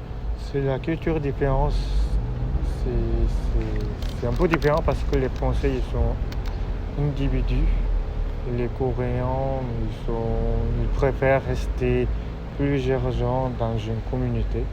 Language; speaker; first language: French; non-native, fluent; Korean